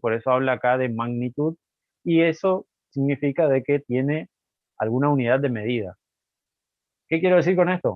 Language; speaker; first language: Spanish; native; Spanish